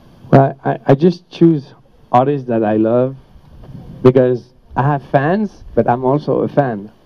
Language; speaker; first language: English; non-native, fluent; French